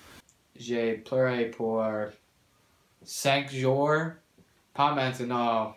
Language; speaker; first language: French; non-native, learner; English